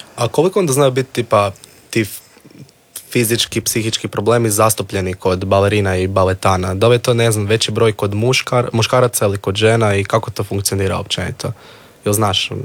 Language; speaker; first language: Croatian; native; Croatian